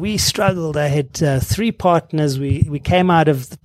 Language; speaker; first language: English; native; English